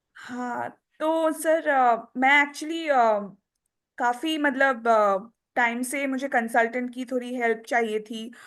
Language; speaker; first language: Hindi; non-native, local second language; Assamese